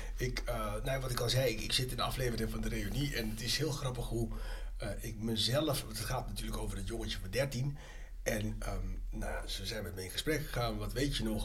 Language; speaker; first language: Dutch; native; Dutch